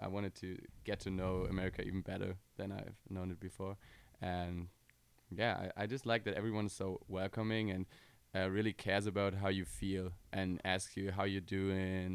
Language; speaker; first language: English; non-native, fluent; German